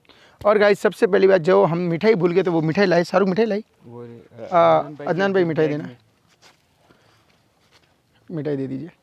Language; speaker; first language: Hindi; native; Hindi